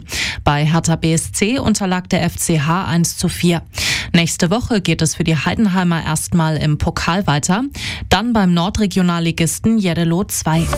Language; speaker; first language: German; native; German